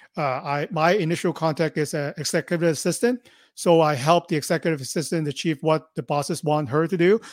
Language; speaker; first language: English; non-native, local second language; Cantonese